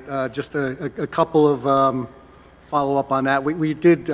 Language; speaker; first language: English; native; English